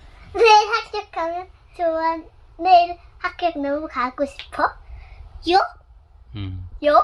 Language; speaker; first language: Korean; early bilingual, other home language; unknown